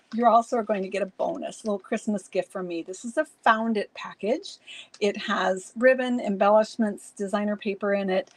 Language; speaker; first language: English; native; English